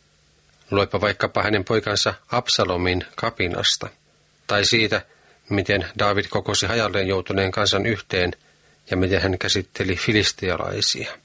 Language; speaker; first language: Finnish; native; Finnish